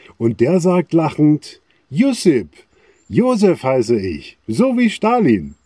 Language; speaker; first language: German; native; German